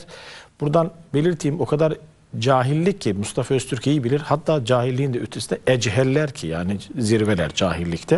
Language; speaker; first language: Turkish; native; Turkish